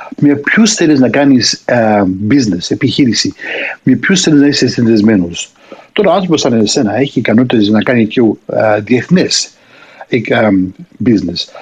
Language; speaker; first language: Greek; early bilingual, heritage; Greek